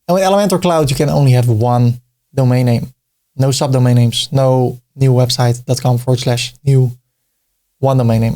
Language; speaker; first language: English; non-native, fluent; Dutch